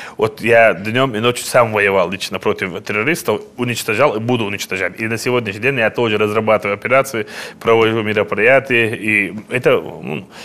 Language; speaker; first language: Russian; non-native, local second language; Chechen